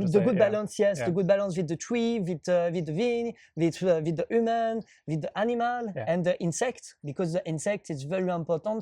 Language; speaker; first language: English; non-native, learner; French